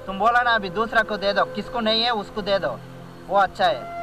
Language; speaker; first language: Hindi; non-native, local second language; Kannada